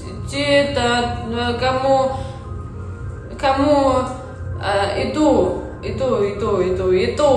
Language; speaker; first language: Indonesian; non-native, learner; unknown